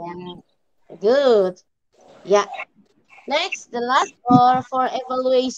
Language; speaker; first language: English; non-native, learner; Indonesian